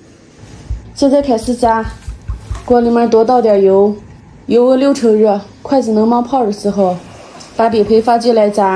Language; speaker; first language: Chinese; native; Chinese